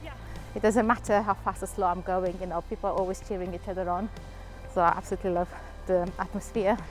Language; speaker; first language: English; native; English